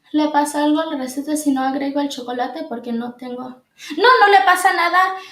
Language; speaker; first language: Spanish; early bilingual, other home language; English